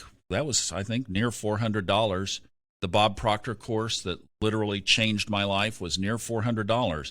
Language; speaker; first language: English; native; English